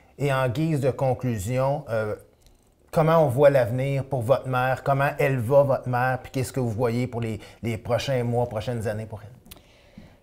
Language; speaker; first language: French; native; French